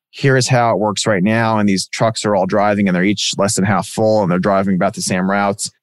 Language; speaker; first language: English; native; English